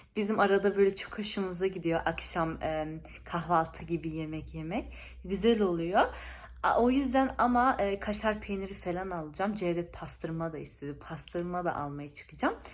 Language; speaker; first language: Turkish; early bilingual, heritage; Turkish